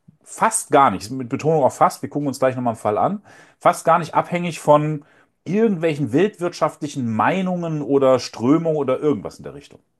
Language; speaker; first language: German; native; German